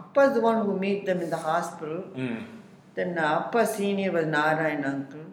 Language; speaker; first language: English; non-native, local second language; Tamil